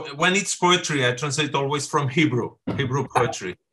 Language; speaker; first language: English; non-native, fluent; Catalan